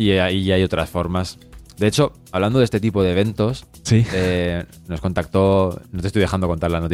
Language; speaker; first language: Spanish; native; Spanish